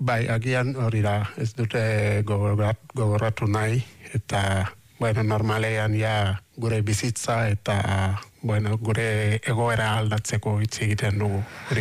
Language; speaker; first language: Basque; non-native, learner; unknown